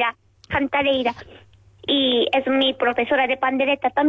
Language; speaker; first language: Spanish; non-native, learner; Japanese